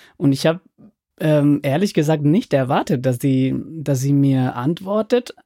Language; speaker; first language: German; non-native, fluent; Spanish